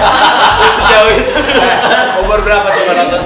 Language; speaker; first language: Indonesian; native; Indonesian